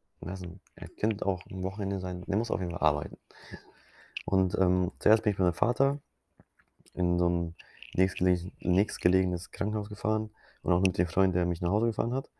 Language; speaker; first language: German; early bilingual, other home language; Polish